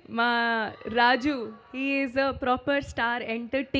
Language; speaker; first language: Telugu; non-native, local second language; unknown